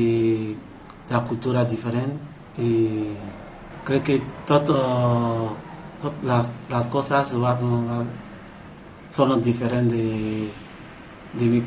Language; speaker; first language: Spanish; non-native, learner; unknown